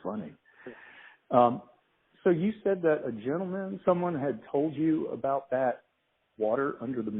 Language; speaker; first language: English; native; English